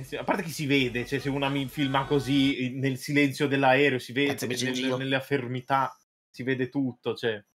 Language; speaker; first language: Italian; native; Italian